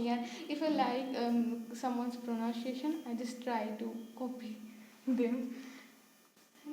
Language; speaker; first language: English; non-native, fluent; Bangla